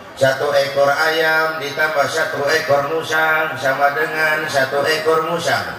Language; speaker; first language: Indonesian; native; Indonesian